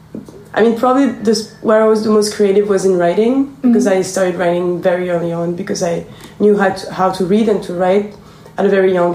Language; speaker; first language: English; non-native, fluent; French